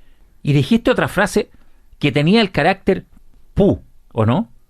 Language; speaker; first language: Spanish; native; Spanish